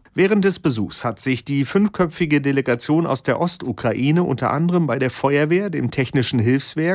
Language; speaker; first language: German; native; German